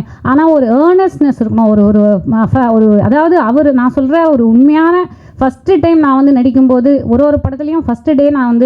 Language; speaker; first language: Tamil; native; Tamil